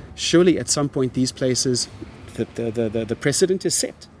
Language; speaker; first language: English; native; English